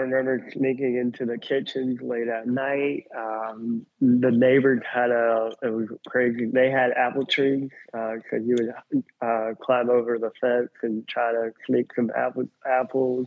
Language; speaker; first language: English; native; English